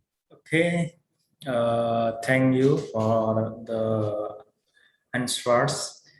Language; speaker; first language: English; non-native, learner; Indonesian